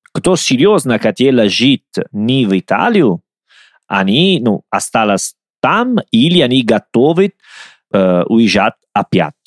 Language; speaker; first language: Russian; non-native, learner; Italian